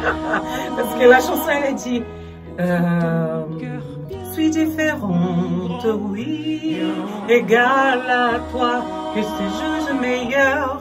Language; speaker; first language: French; non-native, fluent; Portuguese